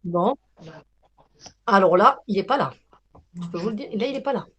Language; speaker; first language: French; native; French